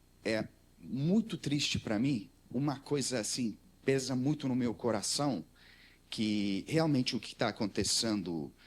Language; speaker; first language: Portuguese; non-native, learner; Armenian